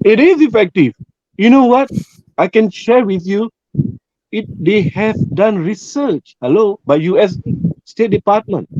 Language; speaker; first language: English; non-native, local second language; Malay